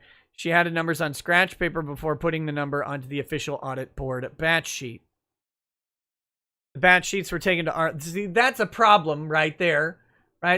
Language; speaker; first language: English; native; English